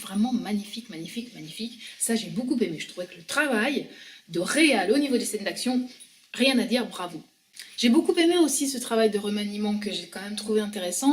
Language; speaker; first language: French; native; French